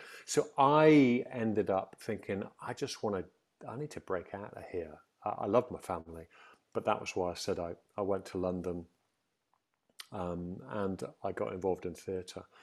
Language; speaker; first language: English; native; English